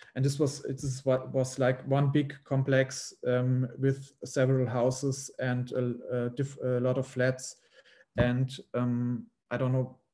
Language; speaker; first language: English; non-native, fluent; German